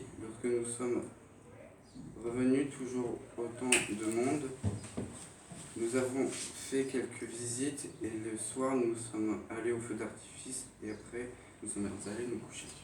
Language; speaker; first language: French; native; French